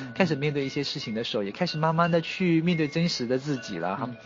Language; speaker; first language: Chinese; native; Chinese